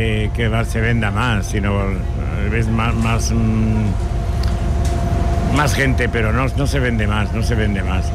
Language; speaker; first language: Spanish; native; Spanish